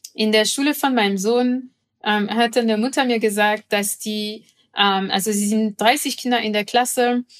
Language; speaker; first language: German; non-native, fluent; French